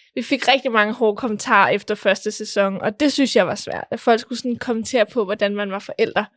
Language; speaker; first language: Danish; early bilingual, other home language; Spanish